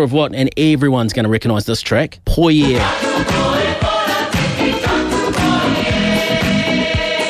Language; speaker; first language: English; native; English